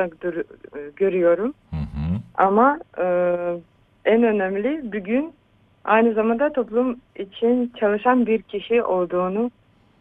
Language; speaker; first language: Turkish; non-native, fluent; Uyghur